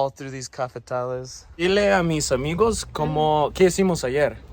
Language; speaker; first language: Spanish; non-native, fluent; English